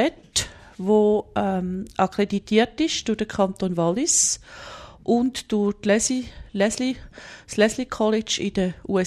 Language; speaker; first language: German; native; German